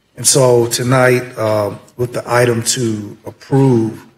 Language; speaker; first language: English; native; English